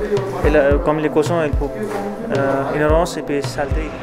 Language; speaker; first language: French; non-native, learner; Nepali